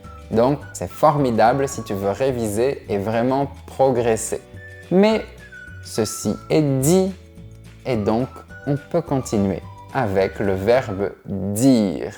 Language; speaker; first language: French; native; French